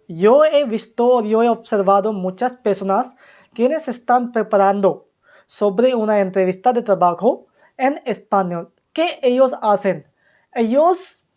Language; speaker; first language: Spanish; non-native, fluent; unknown